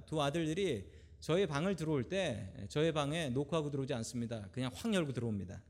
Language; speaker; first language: Korean; native; Korean